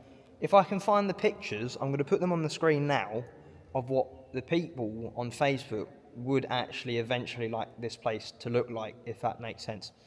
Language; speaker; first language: English; native; English